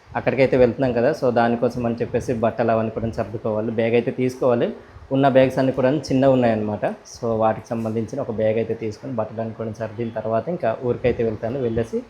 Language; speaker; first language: Telugu; non-native, local second language; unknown